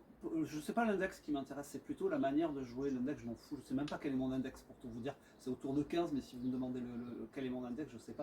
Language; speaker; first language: French; native; French